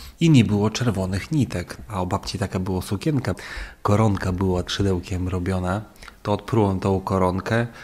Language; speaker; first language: Polish; early bilingual, heritage; Polish